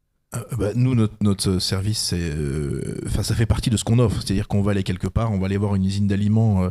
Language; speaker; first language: French; native; French